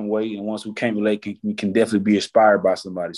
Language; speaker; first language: English; native; English